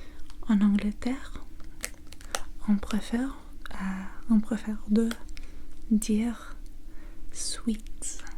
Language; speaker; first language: French; non-native, learner; English